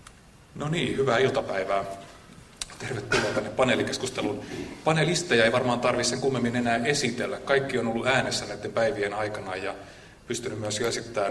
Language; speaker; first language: Finnish; native; Finnish